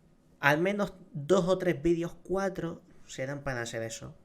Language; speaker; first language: Spanish; native; Spanish